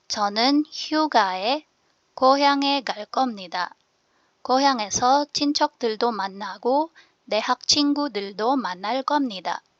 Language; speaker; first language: Korean; non-native, fluent; Filipino